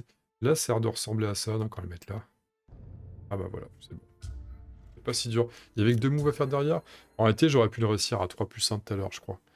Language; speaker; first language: French; native; French